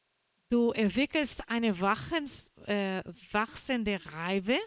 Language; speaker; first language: German; non-native, learner; Portuguese